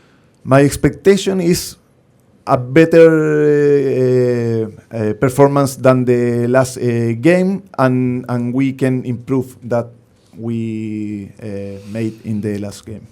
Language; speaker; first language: English; non-native, learner; Spanish